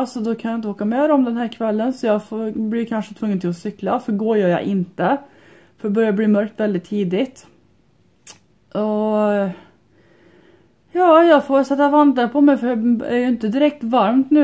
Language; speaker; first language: Swedish; native; Swedish